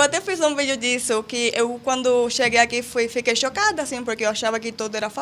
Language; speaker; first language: Portuguese; non-native, fluent; Spanish